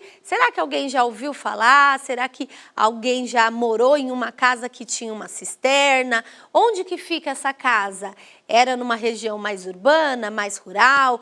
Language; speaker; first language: Portuguese; native; Portuguese